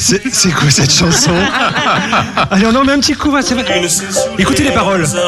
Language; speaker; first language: French; native; French